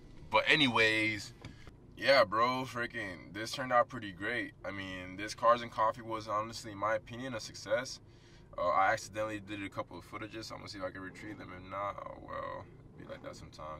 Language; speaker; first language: English; native; English